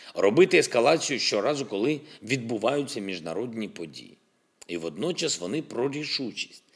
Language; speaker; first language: Ukrainian; non-native, local second language; Russian